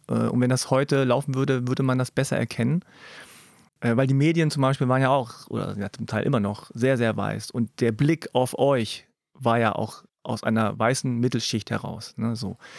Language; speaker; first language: German; early bilingual, other home language; Korean